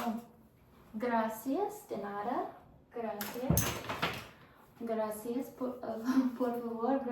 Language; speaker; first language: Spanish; non-native, learner; English